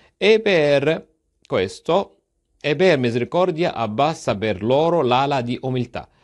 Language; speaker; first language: Italian; non-native, fluent; Arabic